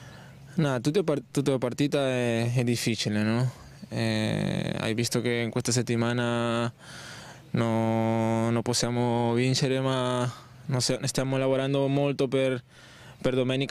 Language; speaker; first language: Italian; non-native, learner; Spanish